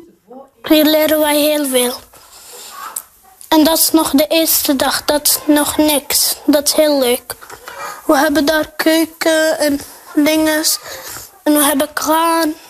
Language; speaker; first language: Dutch; non-native, learner; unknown